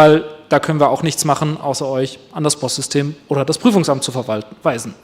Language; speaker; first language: German; native; German